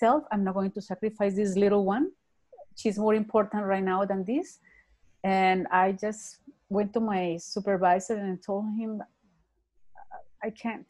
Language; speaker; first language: English; non-native, fluent; Spanish